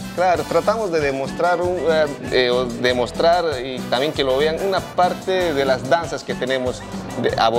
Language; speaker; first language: Spanish; native; Spanish